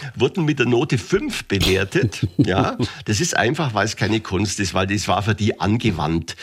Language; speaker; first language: German; native; German